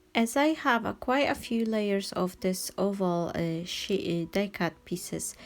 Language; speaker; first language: English; non-native, fluent; Polish